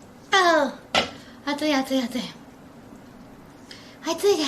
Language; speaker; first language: Japanese; native; Japanese